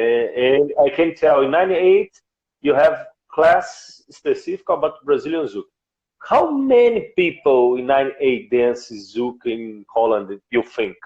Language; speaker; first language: English; non-native, learner; Portuguese